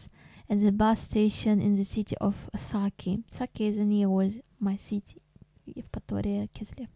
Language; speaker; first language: English; non-native, learner; Crimean Tatar